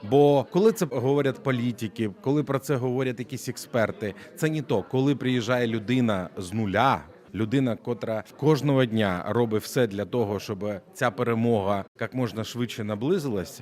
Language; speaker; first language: Ukrainian; non-native, fluent; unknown